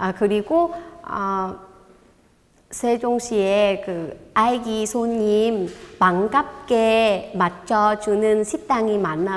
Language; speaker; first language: Korean; non-native, learner; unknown